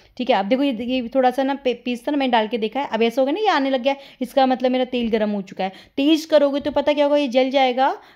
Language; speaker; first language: Hindi; native; Hindi